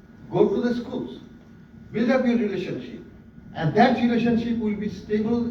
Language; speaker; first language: English; non-native, local second language; Bangla